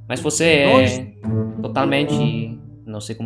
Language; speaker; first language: Portuguese; non-native, learner; Indonesian